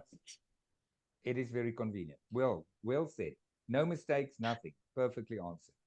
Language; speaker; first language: English; non-native, fluent; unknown